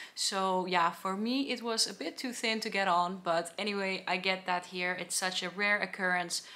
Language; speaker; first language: English; non-native, fluent; Finnish